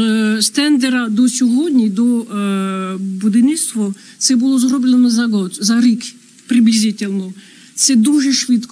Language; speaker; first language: Ukrainian; non-native, fluent; French